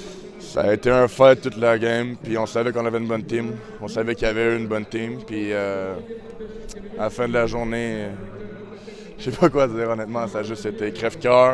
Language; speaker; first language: French; native; French